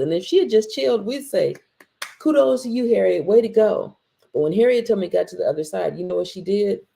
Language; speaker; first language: English; native; English